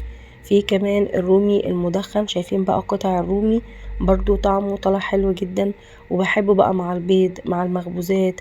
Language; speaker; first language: Arabic; native; Arabic